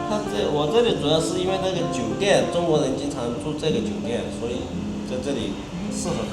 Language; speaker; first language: Chinese; native; Chinese